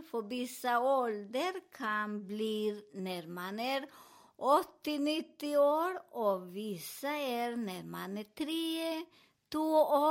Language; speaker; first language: Swedish; non-native, learner; Spanish